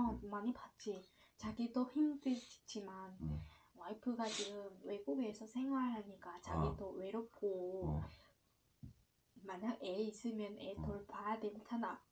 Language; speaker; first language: Korean; non-native, learner; Vietnamese